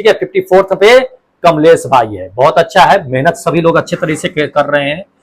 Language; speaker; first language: Hindi; native; Hindi